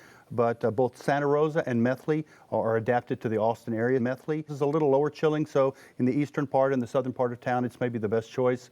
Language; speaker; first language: English; native; English